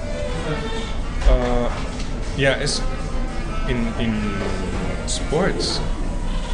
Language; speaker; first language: English; non-native, fluent; German